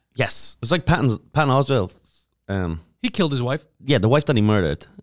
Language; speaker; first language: English; native; English